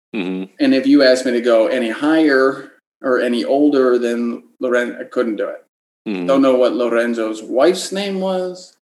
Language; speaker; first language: English; native; English